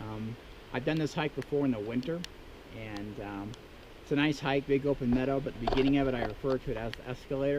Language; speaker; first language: English; native; English